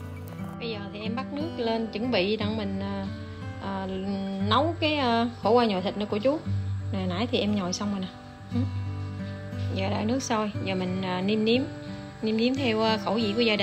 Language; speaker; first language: Vietnamese; native; Vietnamese